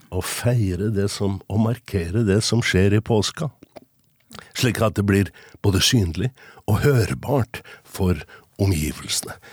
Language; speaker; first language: Norwegian; native; Norwegian